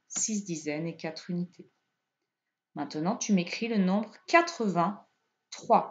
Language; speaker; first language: French; native; French